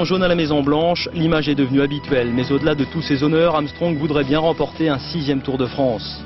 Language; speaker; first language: French; native; French